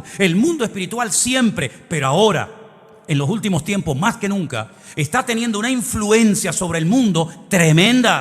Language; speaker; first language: Spanish; native; Spanish